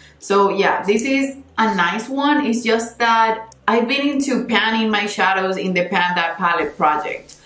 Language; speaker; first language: English; non-native, fluent; Spanish